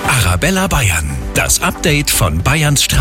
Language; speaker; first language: German; native; German